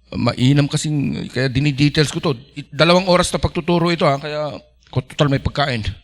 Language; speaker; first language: Filipino; non-native, local second language; Iloko